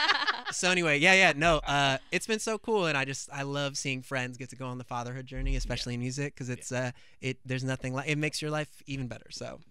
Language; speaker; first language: English; native; English